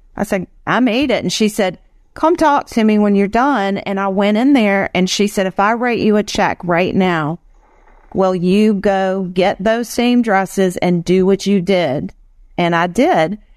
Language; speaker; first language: English; native; English